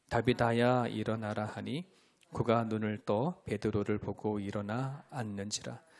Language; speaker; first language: Korean; native; Korean